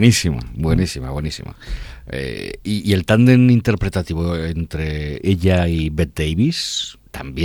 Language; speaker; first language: Spanish; native; Spanish